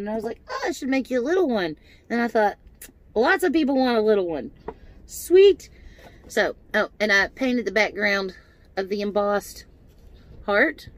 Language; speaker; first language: English; native; English